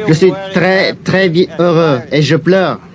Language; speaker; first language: French; non-native, fluent; Vietnamese